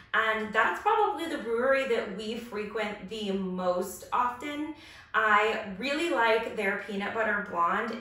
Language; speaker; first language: English; native; English